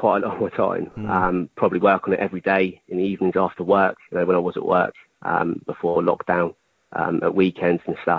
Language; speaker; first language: English; native; English